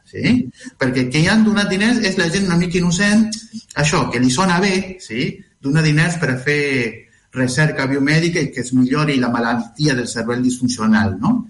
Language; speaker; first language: Catalan; non-native, fluent; Spanish